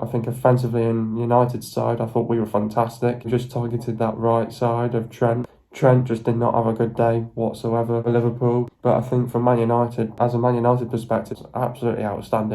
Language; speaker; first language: English; native; English